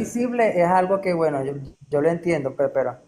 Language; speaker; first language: Spanish; native; Spanish